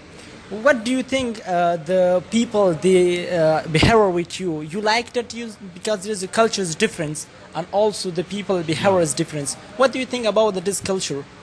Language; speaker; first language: English; non-native, learner; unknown